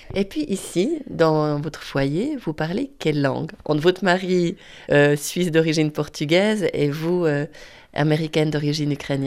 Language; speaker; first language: French; native; French